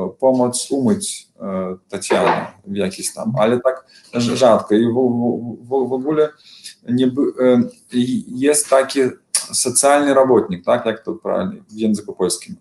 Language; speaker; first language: Polish; non-native, learner; Belarusian